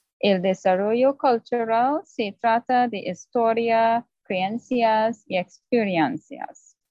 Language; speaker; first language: Spanish; non-native, learner; English